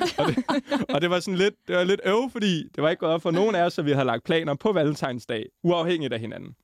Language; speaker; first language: Danish; native; Danish